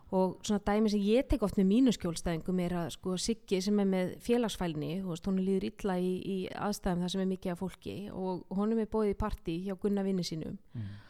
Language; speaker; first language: Icelandic; native; Icelandic